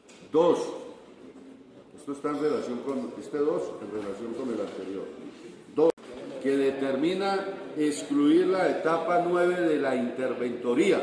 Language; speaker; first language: Spanish; native; Spanish